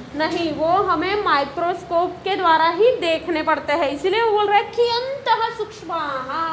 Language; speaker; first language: Hindi; non-native, local second language; Marathi